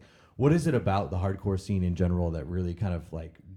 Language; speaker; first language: English; native; English